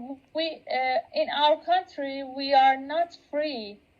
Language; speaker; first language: English; non-native, local second language; Persian